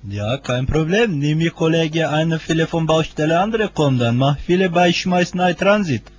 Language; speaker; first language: German; non-native, learner; Turkish